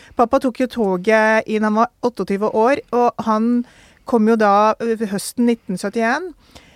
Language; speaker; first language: Norwegian; early bilingual, other home language; Urdu